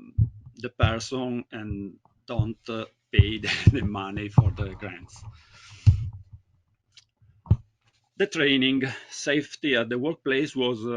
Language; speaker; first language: English; non-native, learner; Italian